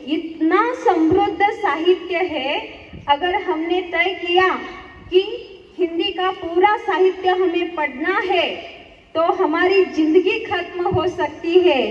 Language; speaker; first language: Hindi; non-native, local second language; Marathi